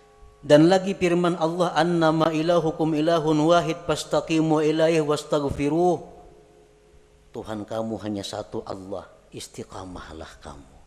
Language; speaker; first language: Indonesian; non-native, local second language; Banjar